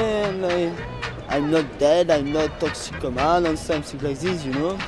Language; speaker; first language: English; non-native, learner; French